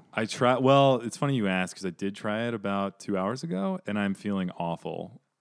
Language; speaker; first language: English; native; English